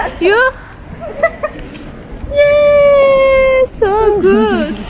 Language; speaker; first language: English; non-native, learner; Turkish